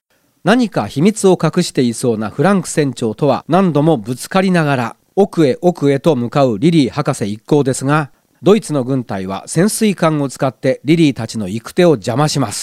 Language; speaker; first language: Japanese; native; Japanese